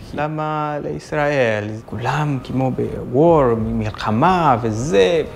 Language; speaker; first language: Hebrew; non-native, fluent; Swahili